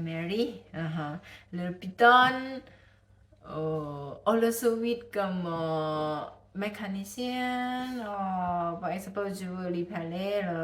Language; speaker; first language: French; non-native, learner; Thai